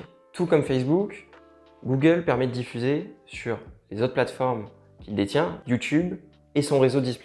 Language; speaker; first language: French; native; French